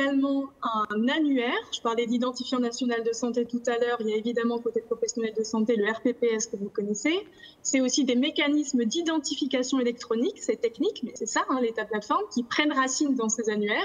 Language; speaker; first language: French; native; French